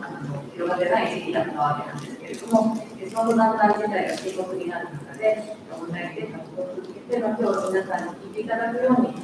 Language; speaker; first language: Japanese; native; Japanese